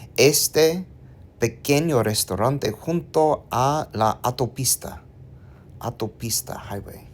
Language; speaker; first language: Spanish; non-native, learner; English